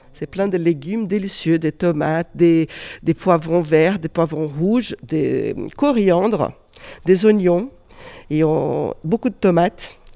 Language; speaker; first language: French; non-native, fluent; Portuguese